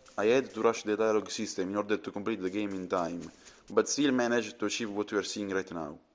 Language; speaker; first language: English; non-native, fluent; Italian